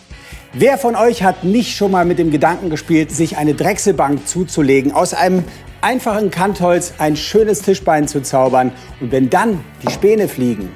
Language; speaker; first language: German; native; German